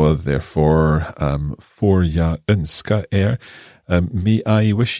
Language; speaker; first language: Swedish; non-native, learner; English